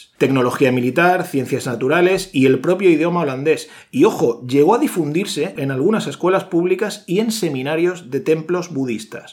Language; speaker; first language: Spanish; native; Spanish